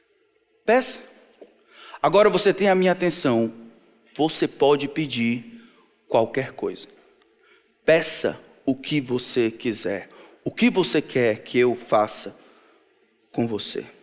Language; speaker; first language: Portuguese; native; Portuguese